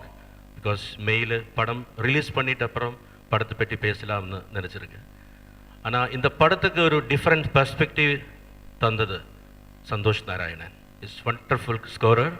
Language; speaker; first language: Tamil; non-native, learner; Malayalam